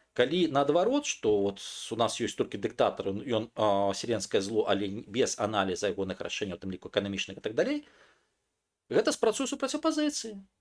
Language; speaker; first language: Belarusian; non-native, local second language; Russian